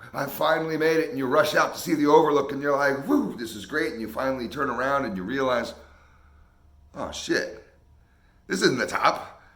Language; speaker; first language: English; native; English